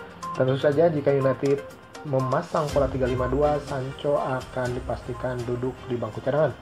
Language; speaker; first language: Indonesian; native; Indonesian